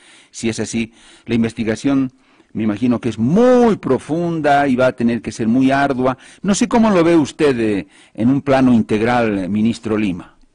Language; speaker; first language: Spanish; native; Spanish